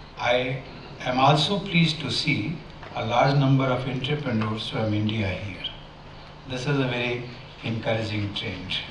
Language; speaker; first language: English; non-native, local second language; Hindi